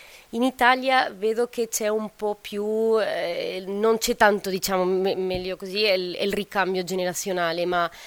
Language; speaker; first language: Italian; non-native, fluent; Spanish